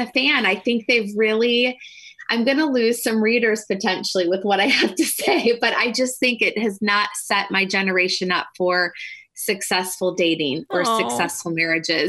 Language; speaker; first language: English; native; English